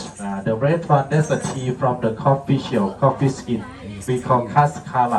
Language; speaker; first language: English; non-native, learner; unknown